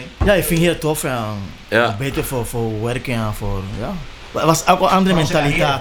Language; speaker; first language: Dutch; non-native, learner; Spanish